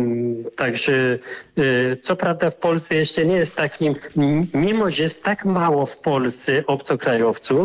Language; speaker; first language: Polish; non-native, fluent; Arabic